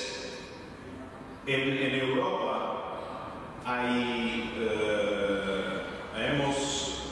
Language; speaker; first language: Spanish; non-native, fluent; Italian